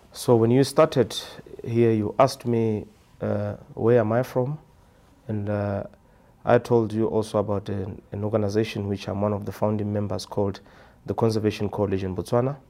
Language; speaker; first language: English; non-native, local second language; Tswana